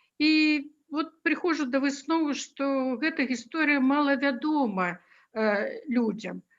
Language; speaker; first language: Belarusian; non-native, local second language; Russian